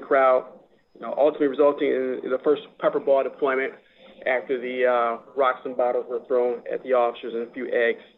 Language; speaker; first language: English; native; English